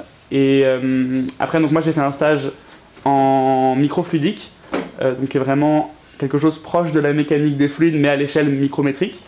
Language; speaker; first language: French; native; French